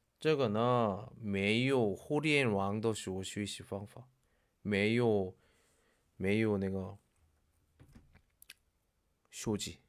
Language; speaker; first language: Chinese; non-native, learner; Korean